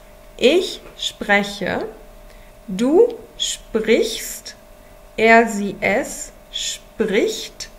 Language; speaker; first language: German; non-native, fluent; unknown